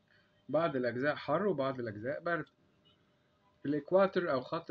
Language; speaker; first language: Arabic; native; Arabic